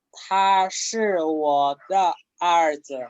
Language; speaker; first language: Chinese; non-native, fluent; Spanish